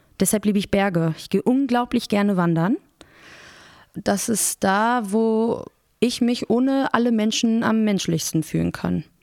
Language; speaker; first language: German; early bilingual, other home language; Persian